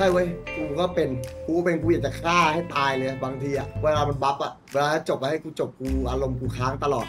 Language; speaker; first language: Thai; native; Thai